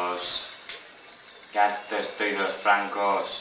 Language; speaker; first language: Spanish; native; Spanish